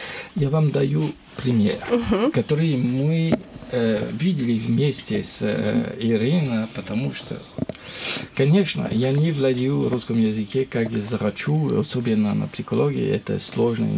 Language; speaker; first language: Russian; non-native, learner; French